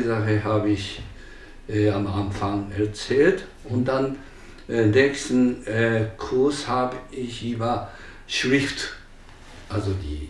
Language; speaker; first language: German; non-native, fluent; Japanese